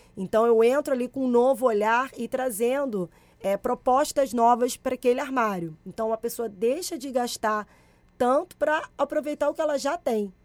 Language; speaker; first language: Portuguese; early bilingual, other home language; Spanish